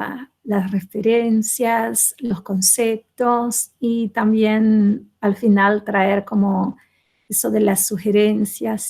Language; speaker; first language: Spanish; non-native, fluent; Portuguese